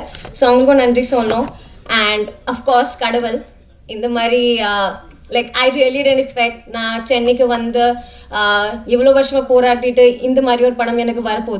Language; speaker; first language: Tamil; non-native, fluent; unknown